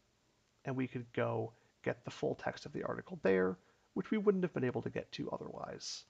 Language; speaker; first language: English; native; English